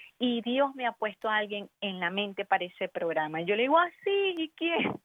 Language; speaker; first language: Spanish; native; Spanish